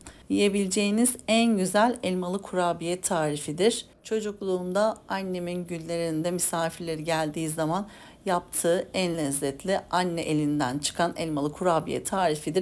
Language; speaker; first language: Turkish; native; Turkish